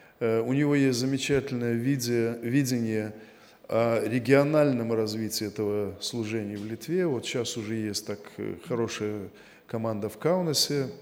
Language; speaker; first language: Russian; native; Russian